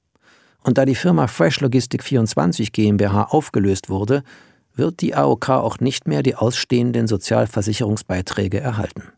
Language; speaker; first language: German; native; German